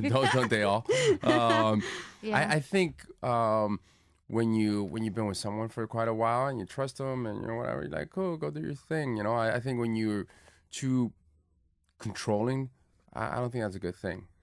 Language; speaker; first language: English; early bilingual, other home language; Spanish